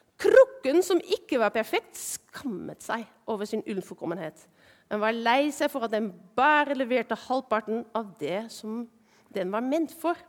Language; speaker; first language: Norwegian; non-native, fluent; Dutch